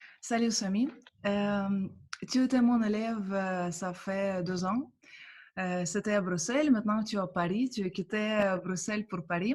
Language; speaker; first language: French; non-native, fluent; Russian